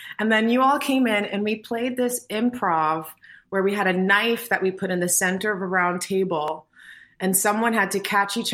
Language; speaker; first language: English; native; English